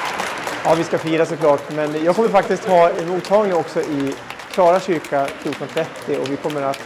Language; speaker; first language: Swedish; native; Swedish